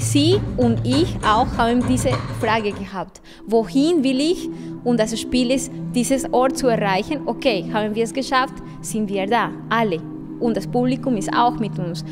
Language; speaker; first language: German; non-native, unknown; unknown